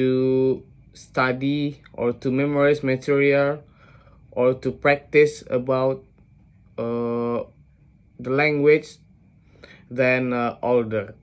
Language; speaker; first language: English; non-native, learner; Indonesian